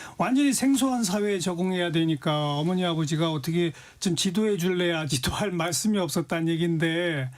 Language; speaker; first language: Korean; native; Korean